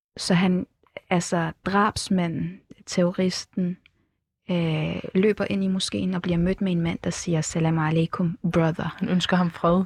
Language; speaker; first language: Danish; early bilingual, other home language; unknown